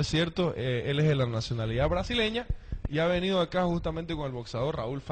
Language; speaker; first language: Spanish; native; Spanish